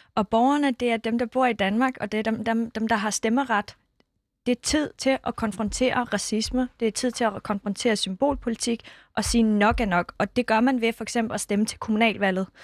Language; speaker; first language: Danish; early bilingual, other home language; Kurdish